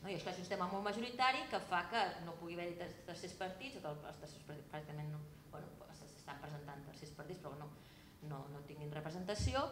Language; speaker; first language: Catalan; native; Catalan